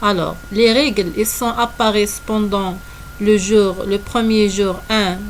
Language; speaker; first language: French; non-native, local second language; Arabic